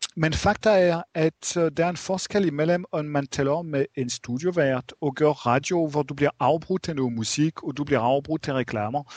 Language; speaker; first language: Danish; non-native, fluent; French